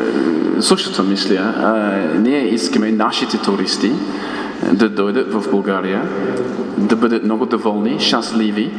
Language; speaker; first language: Bulgarian; non-native, fluent; English